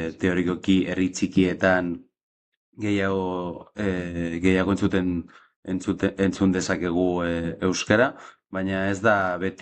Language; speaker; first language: Basque; non-native, fluent; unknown